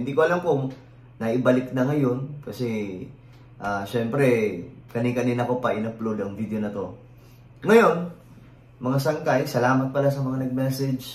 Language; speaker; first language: Filipino; native; Filipino